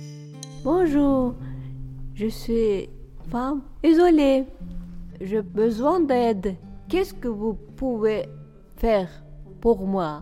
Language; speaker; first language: French; non-native, learner; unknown